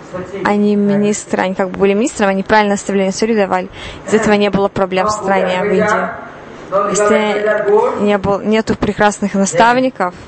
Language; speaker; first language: Russian; non-native, learner; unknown